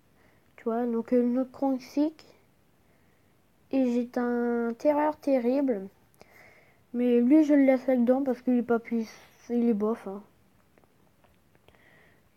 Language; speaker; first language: French; native; French